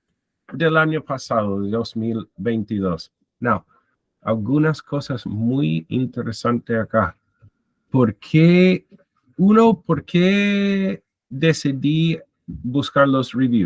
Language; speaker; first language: Spanish; non-native, fluent; English